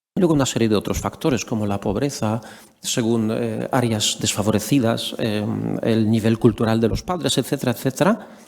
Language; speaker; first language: Spanish; non-native, fluent; Polish